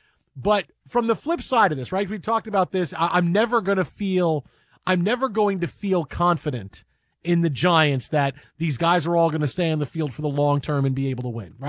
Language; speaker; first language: English; native; English